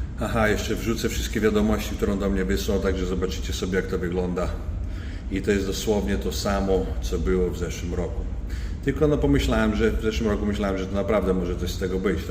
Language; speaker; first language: Polish; native; Polish